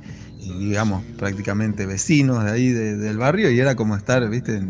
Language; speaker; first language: Spanish; native; Spanish